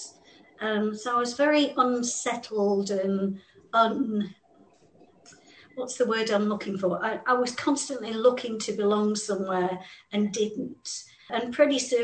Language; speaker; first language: English; native; English